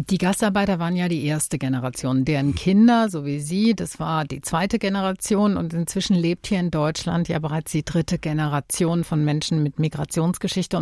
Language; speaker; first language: German; native; German